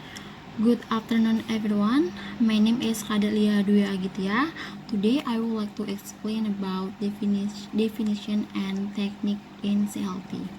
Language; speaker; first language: English; non-native, learner; Indonesian